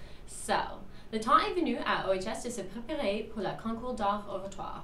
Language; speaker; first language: French; non-native, learner; English